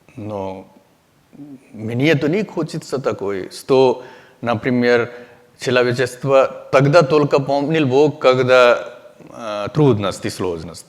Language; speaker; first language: Russian; non-native, learner; Hindi